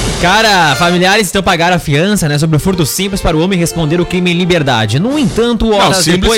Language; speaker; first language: Portuguese; native; Portuguese